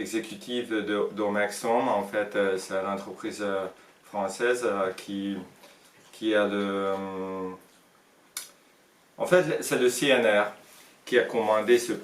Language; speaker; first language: French; non-native, fluent; Hungarian